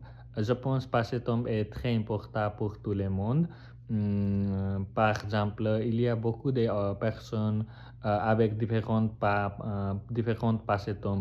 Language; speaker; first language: French; non-native, learner; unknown